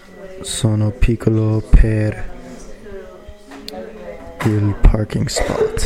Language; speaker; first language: Italian; non-native, learner; English